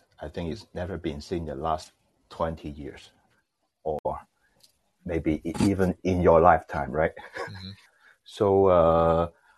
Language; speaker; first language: English; non-native, local second language; Cantonese